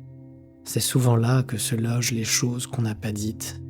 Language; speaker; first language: French; native; French